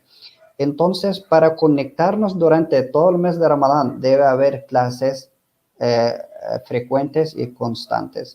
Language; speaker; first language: Spanish; non-native, fluent; Arabic